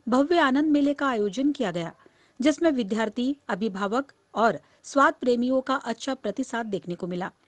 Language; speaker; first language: Hindi; non-native, local second language; Marathi